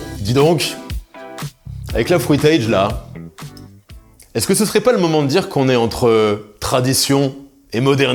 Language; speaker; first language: French; native; French